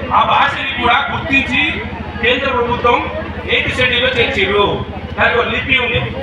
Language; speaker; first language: Telugu; non-native, local second language; Lambadi